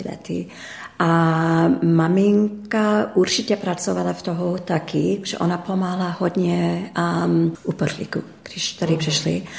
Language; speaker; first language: Czech; early bilingual, heritage; English